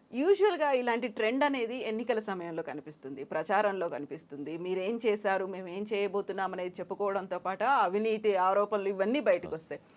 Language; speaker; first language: Telugu; native; Telugu